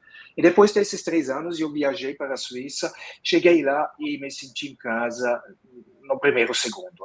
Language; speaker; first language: Portuguese; non-native, fluent; Swiss German